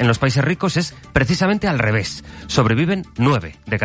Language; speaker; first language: Spanish; native; Spanish